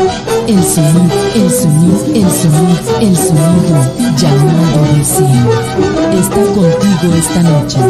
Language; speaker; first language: Spanish; native; Spanish